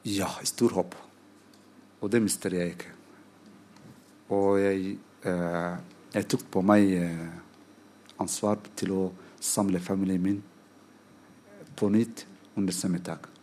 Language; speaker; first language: Norwegian; non-native, fluent; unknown